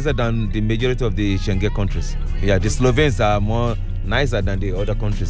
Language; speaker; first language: English; non-native, local second language; Yoruba